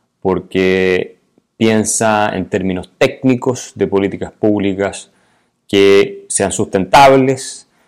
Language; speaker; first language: Spanish; native; Spanish